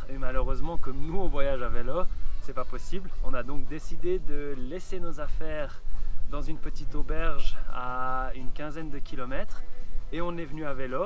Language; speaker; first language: French; native; French